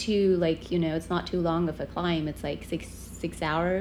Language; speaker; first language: English; non-native, local second language; Tamil